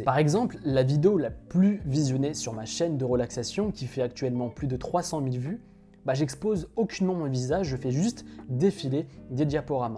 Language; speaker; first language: French; native; French